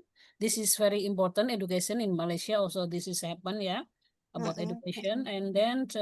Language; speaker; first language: English; non-native, learner; Indonesian